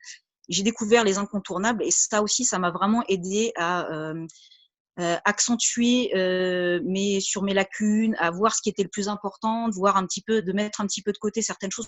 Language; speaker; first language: French; native; French